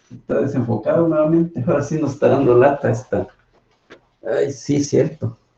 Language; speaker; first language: Spanish; native; Spanish